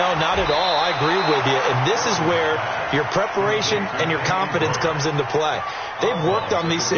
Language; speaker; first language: English; native; English